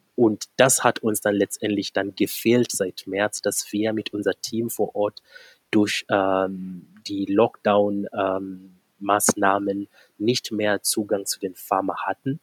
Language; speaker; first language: German; non-native, fluent; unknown